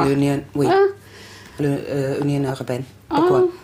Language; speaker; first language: French; non-native, fluent; Finnish